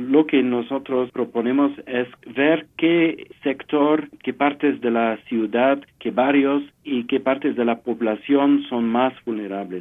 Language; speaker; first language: Spanish; non-native, fluent; French